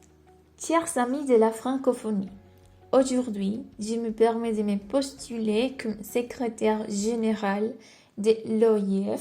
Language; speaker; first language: French; non-native, learner; Spanish